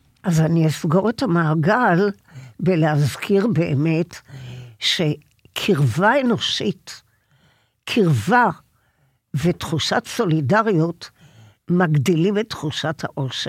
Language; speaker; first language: Hebrew; native; Hebrew